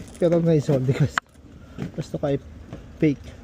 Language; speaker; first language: Italian; non-native, learner; Filipino